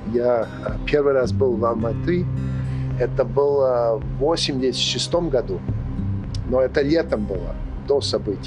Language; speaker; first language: Russian; non-native, fluent; English